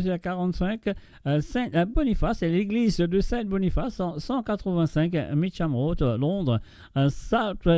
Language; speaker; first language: French; non-native, local second language; Morisyen